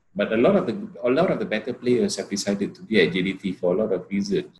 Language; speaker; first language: English; non-native, local second language; Malay